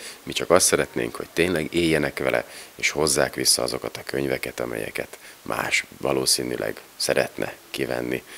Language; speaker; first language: Hungarian; native; Hungarian